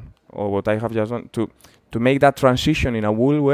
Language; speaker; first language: English; non-native, fluent; Spanish